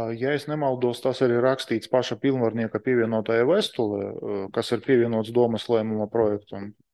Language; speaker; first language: Latvian; non-native, local second language; Russian